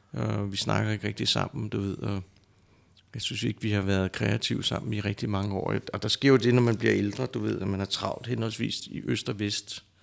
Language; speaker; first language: Danish; native; Danish